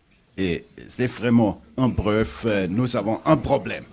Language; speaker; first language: French; non-native, learner; German